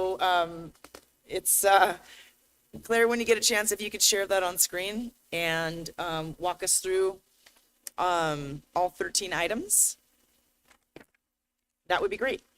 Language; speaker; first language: English; native; English